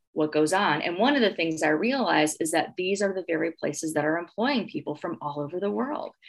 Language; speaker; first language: English; native; English